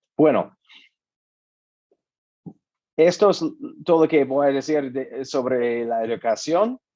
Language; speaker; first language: Spanish; non-native, learner; English